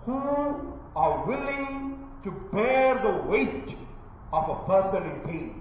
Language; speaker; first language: English; non-native, local second language; Malayalam